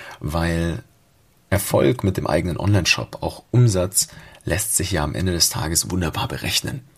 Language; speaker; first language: German; native; German